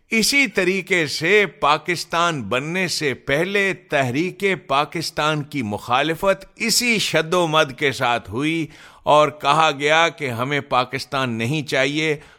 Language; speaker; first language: Urdu; native; Urdu